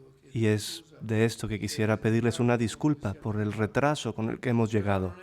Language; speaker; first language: Spanish; non-native, fluent; Italian